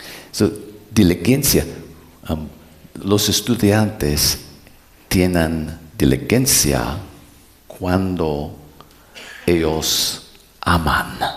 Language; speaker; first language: Spanish; non-native, learner; English